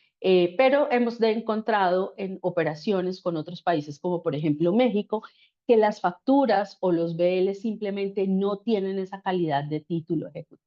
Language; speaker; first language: Spanish; native; Spanish